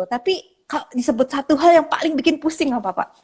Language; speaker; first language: Indonesian; native; Indonesian